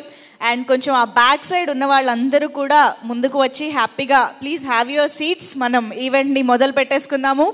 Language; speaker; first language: Telugu; native; Telugu